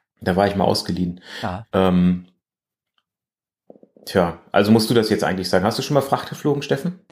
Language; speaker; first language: German; native; German